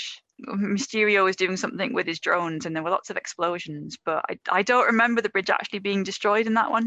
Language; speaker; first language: English; native; English